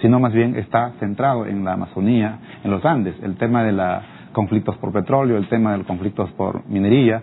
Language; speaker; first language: Spanish; non-native, local second language; Aymara